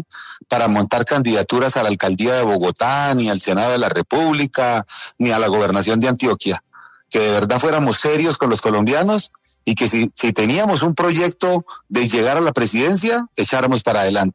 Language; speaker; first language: Spanish; native; Spanish